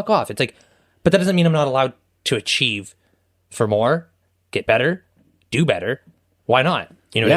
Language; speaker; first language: English; native; English